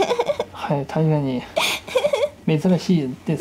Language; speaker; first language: Japanese; non-native, fluent; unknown